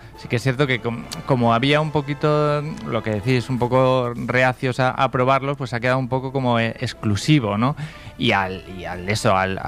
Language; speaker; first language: Spanish; native; Spanish